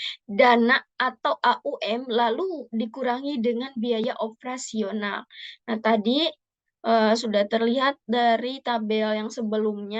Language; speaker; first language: Indonesian; native; Indonesian